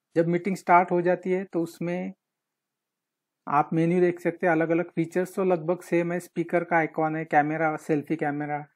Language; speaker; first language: Hindi; non-native, local second language; Marathi